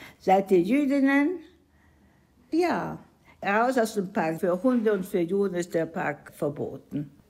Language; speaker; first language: German; native; German